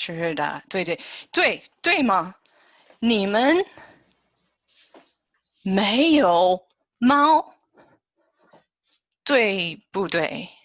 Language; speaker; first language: Chinese; non-native, fluent; English